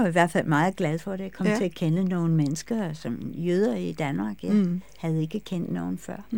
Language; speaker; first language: Danish; non-native, fluent; English